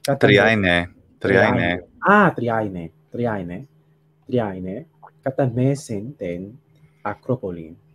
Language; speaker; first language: Greek; non-native, learner; Spanish